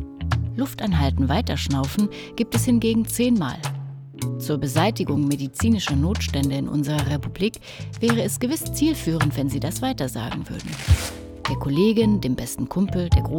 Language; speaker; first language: German; native; German